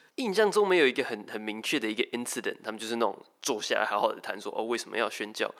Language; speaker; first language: Chinese; native; Chinese